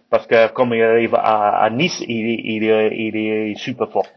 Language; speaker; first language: French; non-native, learner; English